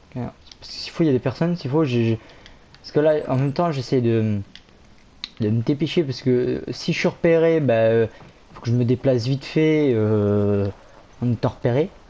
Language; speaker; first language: French; native; French